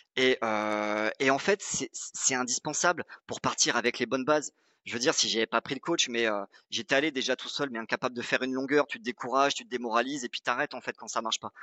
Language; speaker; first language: French; native; French